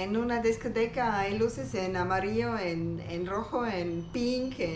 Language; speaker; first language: Spanish; non-native, learner; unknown